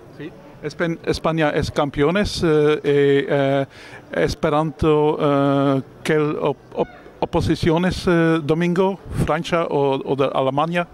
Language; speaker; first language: Spanish; non-native, learner; Dutch